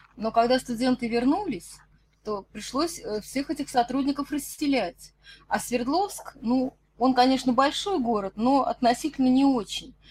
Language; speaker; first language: Russian; native; Russian